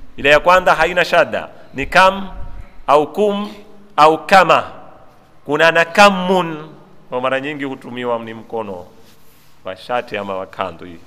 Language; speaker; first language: Swahili; native; Swahili